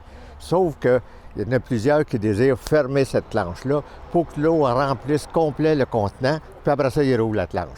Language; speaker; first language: French; native; French